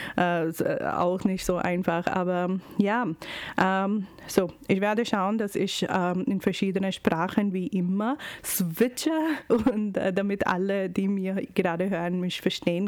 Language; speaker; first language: German; non-native, fluent; Urdu